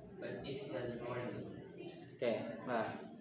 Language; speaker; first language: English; non-native, learner; Indonesian